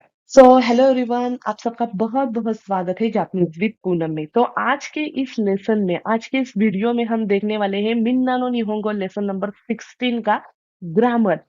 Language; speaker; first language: Hindi; non-native, local second language; Marathi